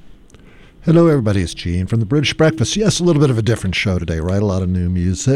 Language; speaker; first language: English; native; English